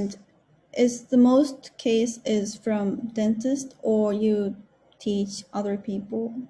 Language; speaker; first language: English; non-native, learner; Japanese